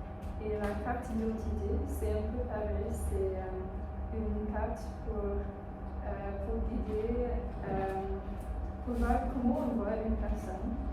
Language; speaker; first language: French; non-native, fluent; English